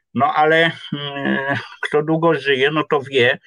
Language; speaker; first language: Polish; native; Polish